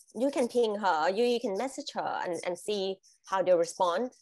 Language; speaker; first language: English; non-native, fluent; Thai